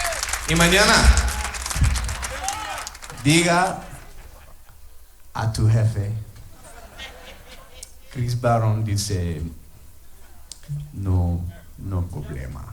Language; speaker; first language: Spanish; non-native, learner; English